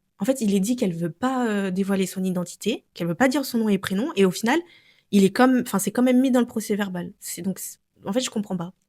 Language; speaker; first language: French; native; French